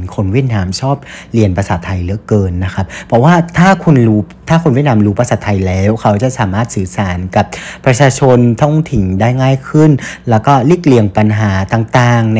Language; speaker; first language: Thai; non-native, fluent; Vietnamese